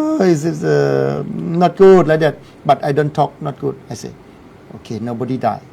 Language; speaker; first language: English; non-native, learner; Thai